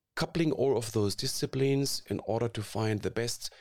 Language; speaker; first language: English; non-native, fluent; Arabic